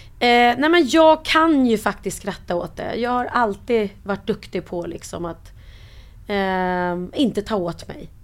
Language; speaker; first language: Swedish; native; Swedish